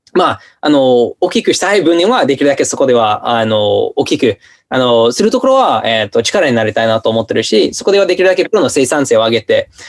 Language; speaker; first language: Japanese; non-native, fluent; English